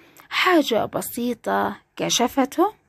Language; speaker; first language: Arabic; native; Arabic